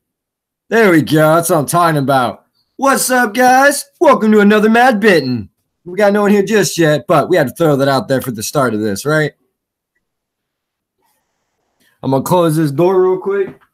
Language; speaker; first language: English; native; English